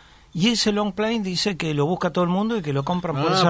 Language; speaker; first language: Spanish; native; Spanish